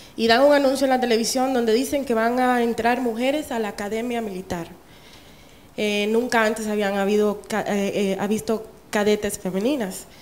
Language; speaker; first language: Spanish; native; Spanish